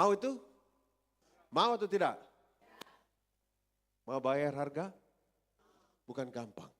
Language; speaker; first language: Indonesian; non-native, fluent; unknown